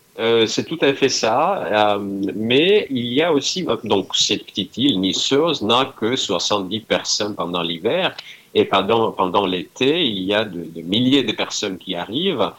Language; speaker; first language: French; non-native, fluent; Greek